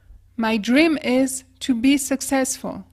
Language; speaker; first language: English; non-native, fluent; French